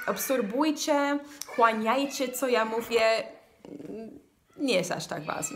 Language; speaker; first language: Polish; non-native, learner; English